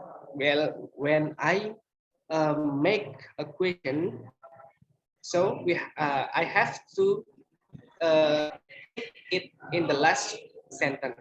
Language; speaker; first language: English; non-native, learner; Indonesian